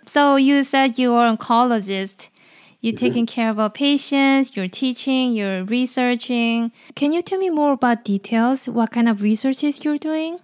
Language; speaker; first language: English; non-native, fluent; Korean